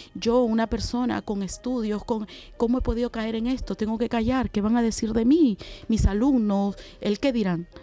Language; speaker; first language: Spanish; native; Spanish